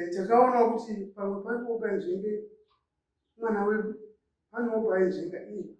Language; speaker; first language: Shona; native; Shona